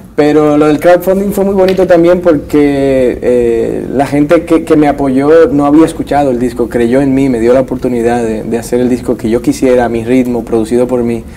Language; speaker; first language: Spanish; native; Spanish